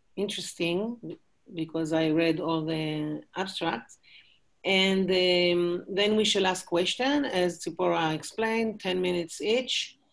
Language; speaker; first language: English; non-native, fluent; Hebrew